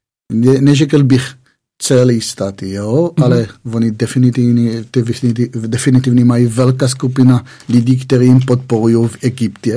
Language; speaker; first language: Czech; non-native, fluent; Hebrew